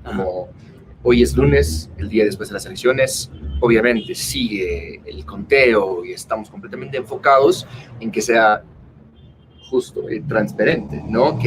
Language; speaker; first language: Spanish; non-native, fluent; English